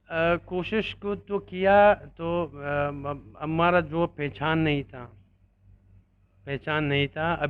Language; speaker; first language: Hindi; non-native, learner; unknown